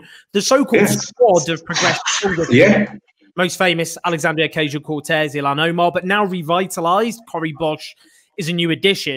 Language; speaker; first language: English; native; English